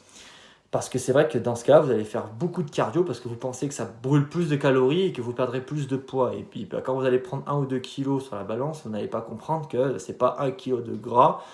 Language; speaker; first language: French; native; French